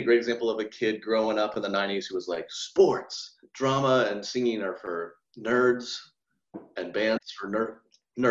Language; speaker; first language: English; native; English